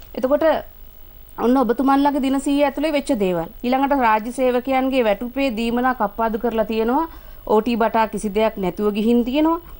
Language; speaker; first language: Sinhala; native; Sinhala